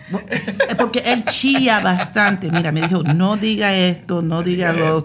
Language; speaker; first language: Spanish; early bilingual, heritage; Spanish